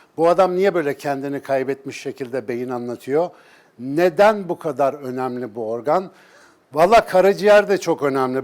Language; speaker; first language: Turkish; native; Turkish